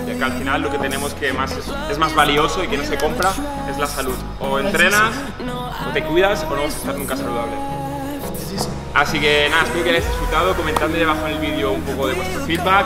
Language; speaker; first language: Spanish; native; Spanish